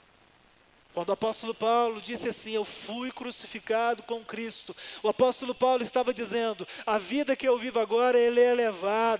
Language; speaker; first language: Portuguese; native; Portuguese